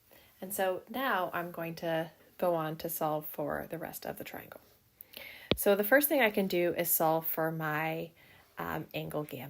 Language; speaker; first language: English; native; English